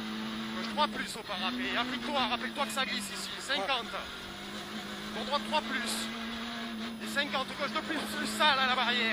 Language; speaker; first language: French; native; French